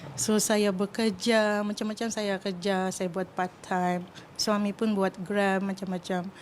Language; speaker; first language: Malay; non-native, fluent; Filipino